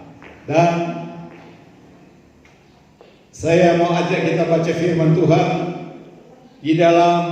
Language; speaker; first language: Malay; native; Malay